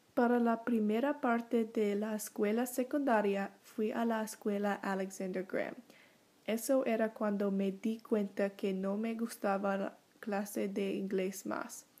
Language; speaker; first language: Spanish; non-native, learner; English